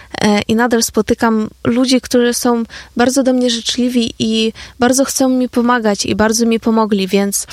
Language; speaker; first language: Polish; non-native, fluent; Ukrainian